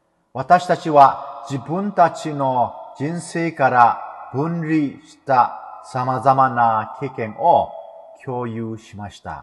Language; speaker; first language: Japanese; non-native, fluent; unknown